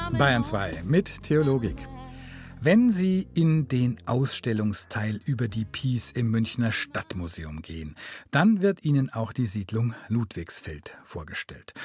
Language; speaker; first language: German; native; German